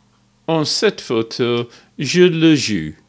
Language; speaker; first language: French; non-native, learner; English